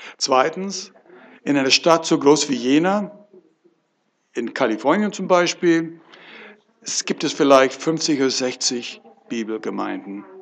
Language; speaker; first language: German; non-native, fluent; English